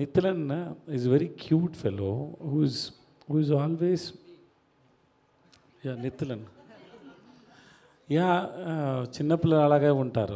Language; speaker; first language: Telugu; non-native, learner; Tamil